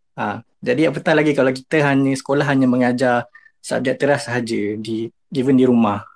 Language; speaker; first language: Malay; native; Malay